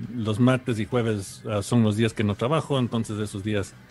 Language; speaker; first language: Spanish; early bilingual, heritage; Spanish